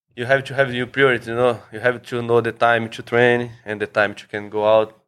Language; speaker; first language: English; non-native, learner; Portuguese